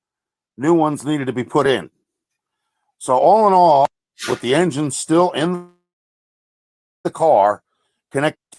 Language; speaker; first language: English; native; English